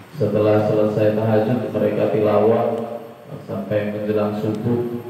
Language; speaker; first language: Indonesian; native; Indonesian